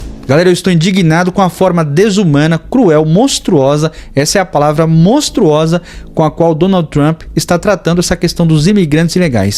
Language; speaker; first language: Portuguese; native; Portuguese